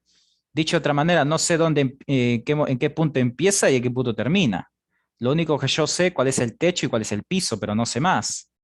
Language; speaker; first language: Spanish; native; Spanish